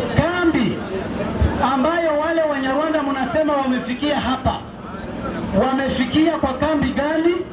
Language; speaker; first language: Swahili; non-native, local second language; Kinyarwanda